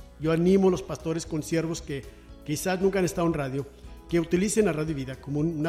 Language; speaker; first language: Spanish; native; Spanish